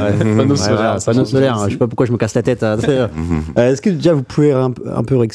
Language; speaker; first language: French; native; French